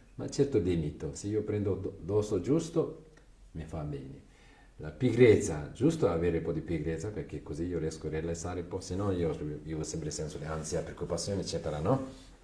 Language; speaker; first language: Italian; non-native, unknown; Tibetan